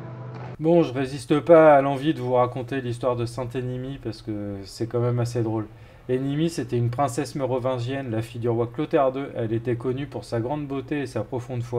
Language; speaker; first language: French; native; French